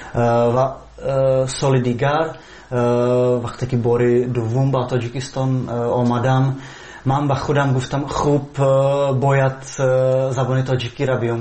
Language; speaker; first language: Persian; non-native, fluent; Czech